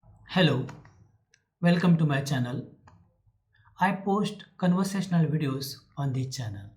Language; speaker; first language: English; non-native, learner; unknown